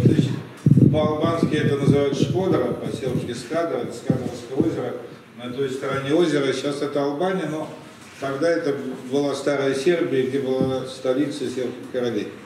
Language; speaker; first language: Russian; native; Russian